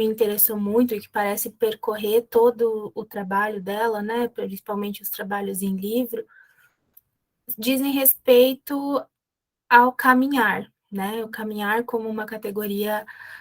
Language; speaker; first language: Portuguese; native; Portuguese